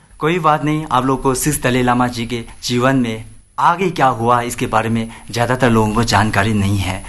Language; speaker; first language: Hindi; non-native, local second language; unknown